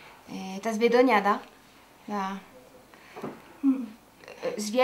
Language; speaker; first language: Russian; non-native, learner; French